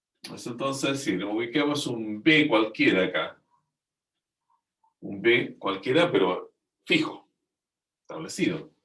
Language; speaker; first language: Spanish; native; Spanish